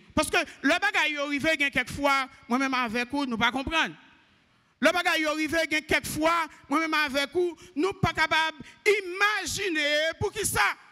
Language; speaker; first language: French; non-native, local second language; Haitian Creole